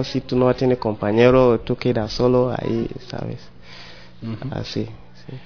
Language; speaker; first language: Spanish; non-native, learner; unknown